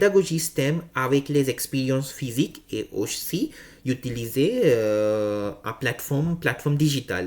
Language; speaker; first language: French; non-native, learner; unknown